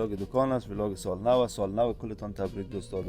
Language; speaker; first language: Persian; native; Persian